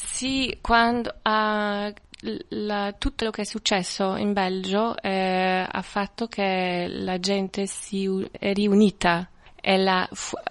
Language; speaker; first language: Italian; non-native, fluent; French